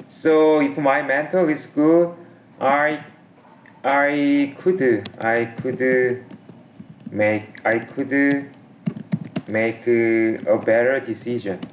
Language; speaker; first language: English; non-native, learner; Korean